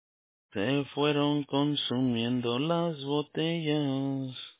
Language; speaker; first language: Spanish; early bilingual, heritage; Spanish